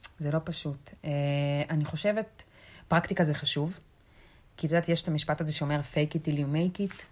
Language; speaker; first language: Hebrew; early bilingual, other home language; Russian